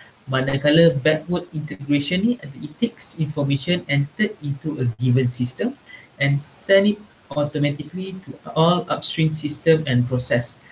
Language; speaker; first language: English; non-native, local second language; Malay